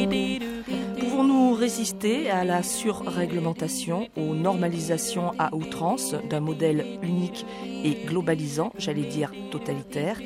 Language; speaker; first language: French; native; French